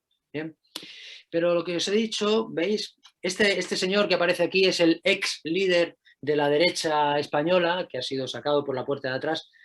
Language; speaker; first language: Spanish; native; Spanish